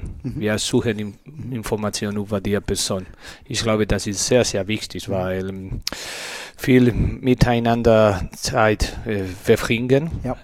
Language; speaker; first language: German; non-native, learner; Spanish